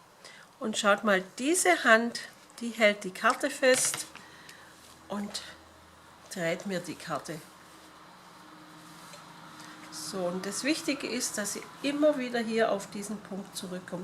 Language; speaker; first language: German; native; German